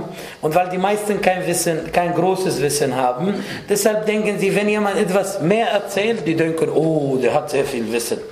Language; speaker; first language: German; non-native, fluent; Arabic